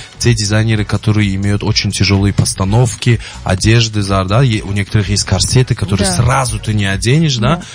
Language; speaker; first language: Russian; non-native, local second language; Tajik